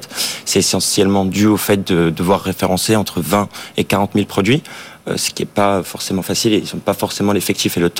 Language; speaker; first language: French; native; French